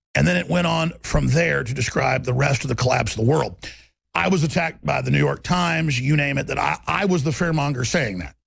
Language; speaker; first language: English; native; English